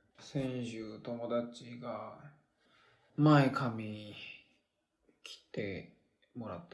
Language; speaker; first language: Japanese; non-native, learner; Korean